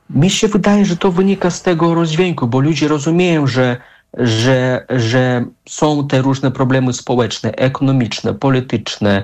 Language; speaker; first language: Polish; non-native, fluent; Russian